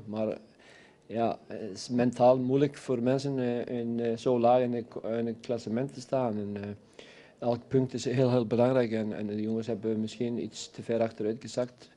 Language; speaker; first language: Dutch; non-native, fluent; Icelandic